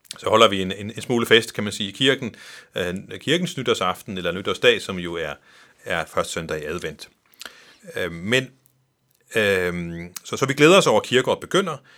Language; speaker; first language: Danish; non-native, local second language; Faroese